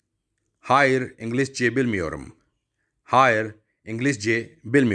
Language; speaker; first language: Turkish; non-native, learner; Urdu